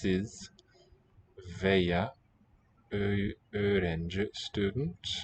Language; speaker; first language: Turkish; non-native, learner; English